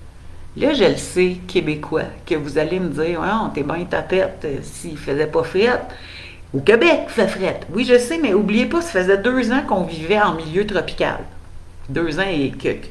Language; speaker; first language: French; native; French